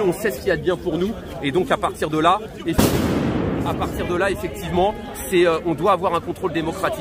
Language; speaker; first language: French; native; French